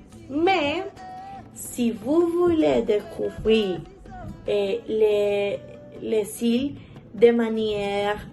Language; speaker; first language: French; non-native, learner; Spanish